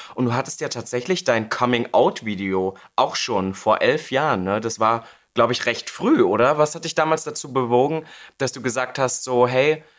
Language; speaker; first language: German; native; German